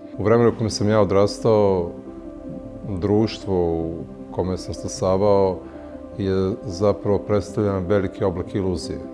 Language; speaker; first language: Serbian; native; Serbian